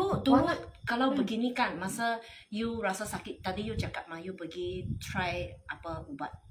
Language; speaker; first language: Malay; non-native, local second language; Chinese